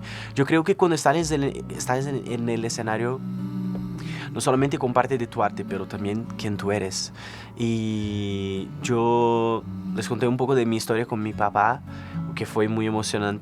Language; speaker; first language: Spanish; non-native, fluent; Portuguese